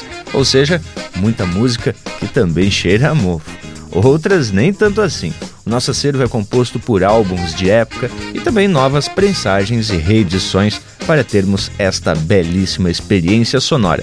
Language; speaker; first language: Portuguese; native; Portuguese